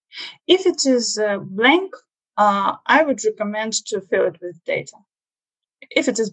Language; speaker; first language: English; non-native, learner; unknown